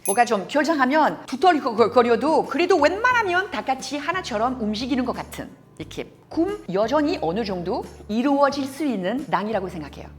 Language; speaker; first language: Korean; non-native, fluent; French